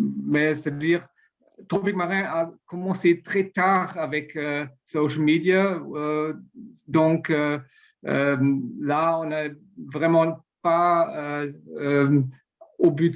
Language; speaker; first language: French; non-native, learner; German